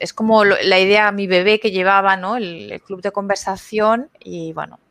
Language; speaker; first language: Spanish; native; Spanish